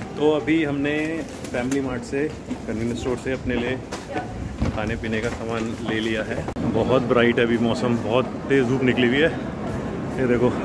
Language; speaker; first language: Hindi; native; Hindi